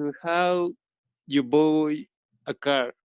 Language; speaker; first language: English; non-native, learner; Spanish